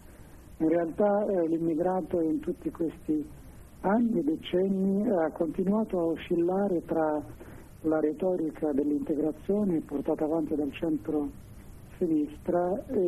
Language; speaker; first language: Italian; non-native, fluent; Arabic